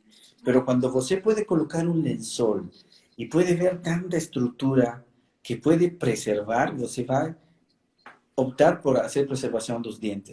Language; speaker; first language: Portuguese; non-native, fluent; Spanish